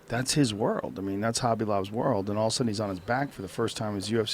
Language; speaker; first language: English; native; English